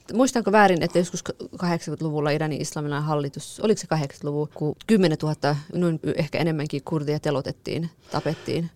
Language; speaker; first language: Finnish; early bilingual, other home language; Kurdish